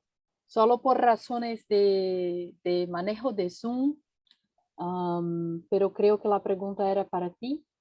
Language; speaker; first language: Spanish; non-native, fluent; Portuguese